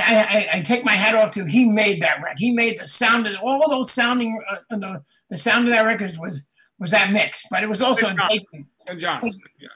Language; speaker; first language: English; native; English